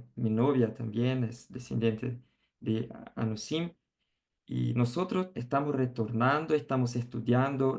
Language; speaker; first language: Spanish; non-native, fluent; Portuguese